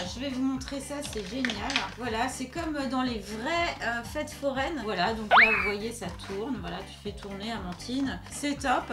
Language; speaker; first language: French; native; French